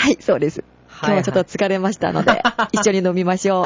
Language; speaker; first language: Japanese; non-native, fluent; Chinese